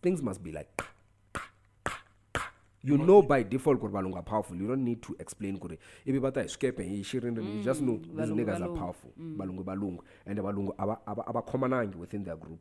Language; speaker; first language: English; non-native, local second language; Tsonga